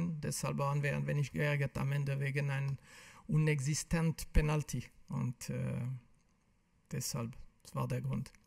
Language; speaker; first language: German; non-native, local second language; French